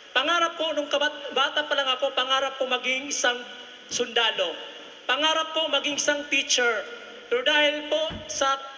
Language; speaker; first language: Filipino; non-native, local second language; Cebuano